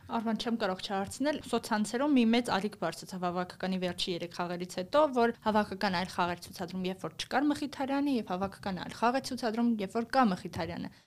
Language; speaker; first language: Armenian; native; Armenian